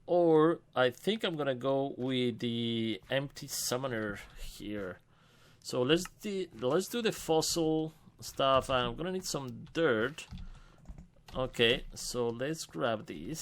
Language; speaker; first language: English; non-native, fluent; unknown